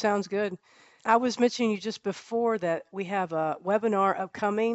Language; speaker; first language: English; native; English